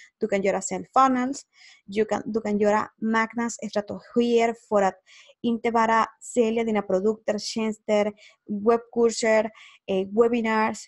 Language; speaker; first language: Swedish; non-native, learner; Spanish